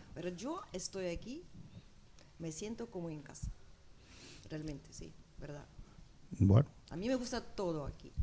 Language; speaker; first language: Spanish; non-native, learner; Ukrainian